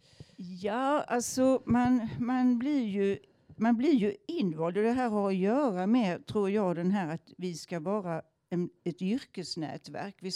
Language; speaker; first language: Swedish; native; Swedish